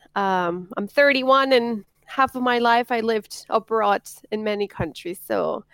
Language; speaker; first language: English; non-native, fluent; Spanish